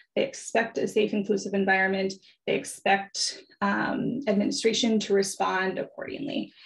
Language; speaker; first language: English; native; English